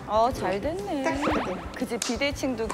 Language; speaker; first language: Korean; non-native, fluent; English